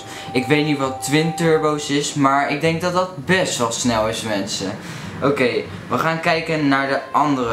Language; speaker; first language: Dutch; native; Dutch